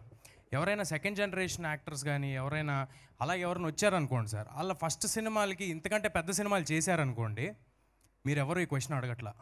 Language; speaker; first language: Telugu; native; Telugu